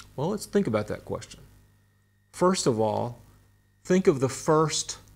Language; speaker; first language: English; native; English